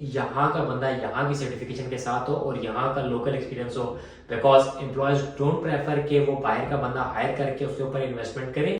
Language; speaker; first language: Urdu; native; Urdu